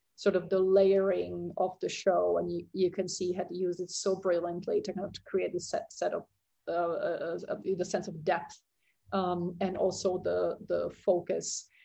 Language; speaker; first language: English; non-native, fluent; Czech